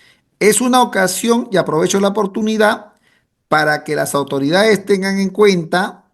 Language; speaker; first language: Spanish; native; Spanish